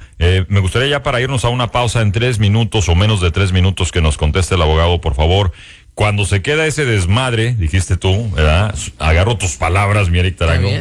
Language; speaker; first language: Spanish; native; Spanish